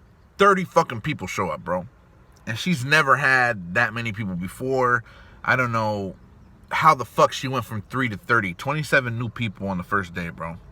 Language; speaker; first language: English; native; English